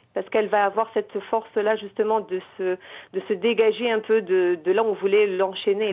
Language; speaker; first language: French; native; French